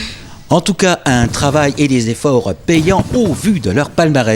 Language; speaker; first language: French; native; French